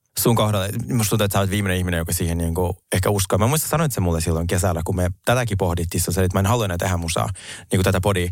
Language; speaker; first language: Finnish; early bilingual, other home language; Russian